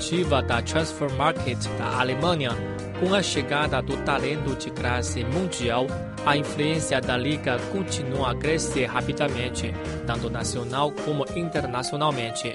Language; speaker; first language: Portuguese; non-native, fluent; Chinese